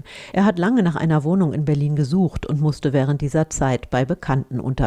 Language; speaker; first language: German; native; German